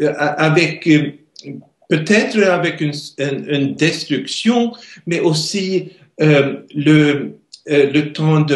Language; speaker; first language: French; non-native, learner; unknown